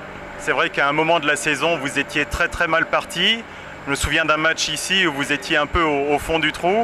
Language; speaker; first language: French; native; French